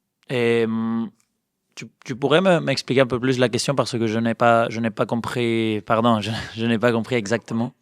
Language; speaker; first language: French; non-native, fluent; Spanish